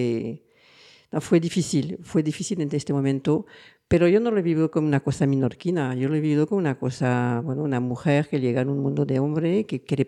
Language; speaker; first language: Spanish; non-native, fluent; French